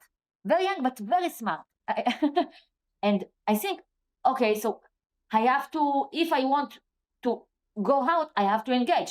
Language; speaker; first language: English; non-native, learner; Hebrew